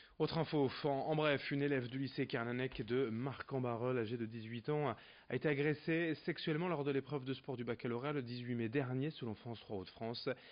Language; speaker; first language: French; native; French